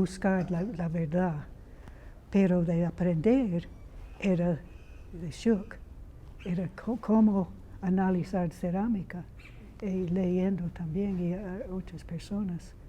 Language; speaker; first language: Spanish; non-native, fluent; English